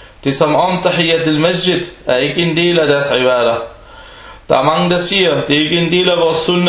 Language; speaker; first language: Danish; non-native, fluent; Arabic